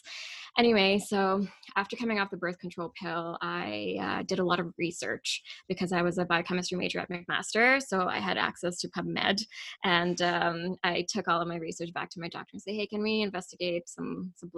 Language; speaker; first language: English; non-native, local second language; Urdu